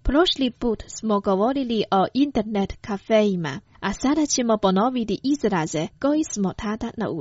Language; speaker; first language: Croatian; non-native, fluent; Chinese